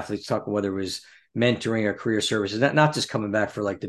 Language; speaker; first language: English; native; English